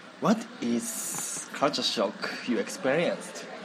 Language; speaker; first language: English; non-native, learner; Japanese